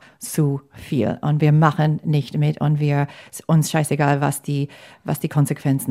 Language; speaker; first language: German; non-native, fluent; English